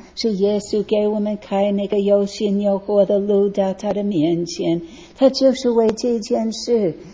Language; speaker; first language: Chinese; non-native, fluent; English